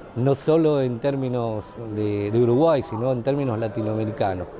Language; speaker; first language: Spanish; native; Spanish